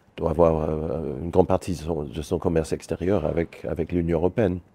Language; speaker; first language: French; non-native, fluent; English